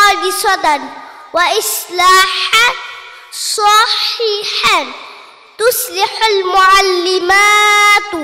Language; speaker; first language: Arabic; non-native, learner; Bangla